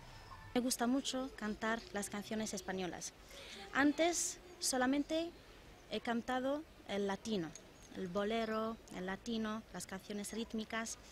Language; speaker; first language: Spanish; non-native, fluent; Arabic